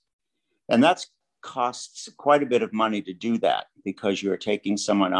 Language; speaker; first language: English; native; English